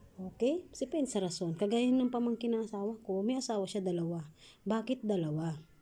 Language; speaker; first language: Filipino; native; Filipino